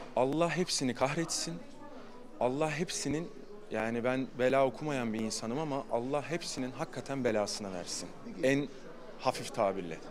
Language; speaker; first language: Turkish; native; Turkish